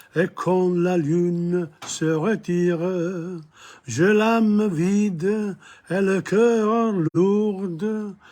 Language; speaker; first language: French; non-native, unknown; English